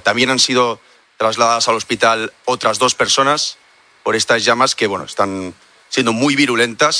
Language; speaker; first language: Spanish; native; Spanish